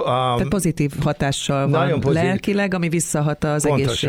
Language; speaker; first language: Hungarian; native; Hungarian